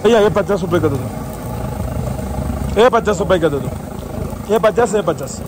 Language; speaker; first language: Hindi; non-native, local second language; Malayalam